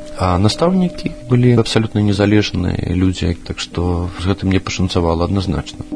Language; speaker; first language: Belarusian; non-native, local second language; Russian